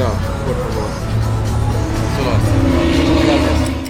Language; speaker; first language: Spanish; non-native, learner; English